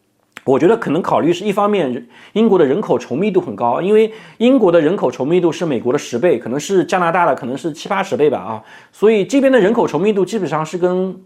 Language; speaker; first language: Chinese; native; Chinese